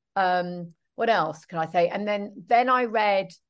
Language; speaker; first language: English; native; English